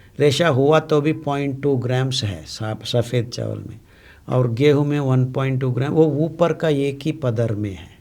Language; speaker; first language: Hindi; non-native, local second language; Telugu